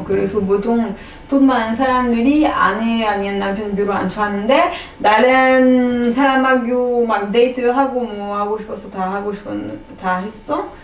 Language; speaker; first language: Korean; non-native, fluent; French